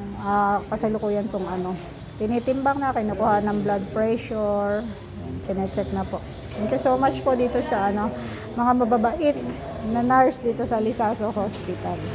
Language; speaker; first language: Filipino; native; Filipino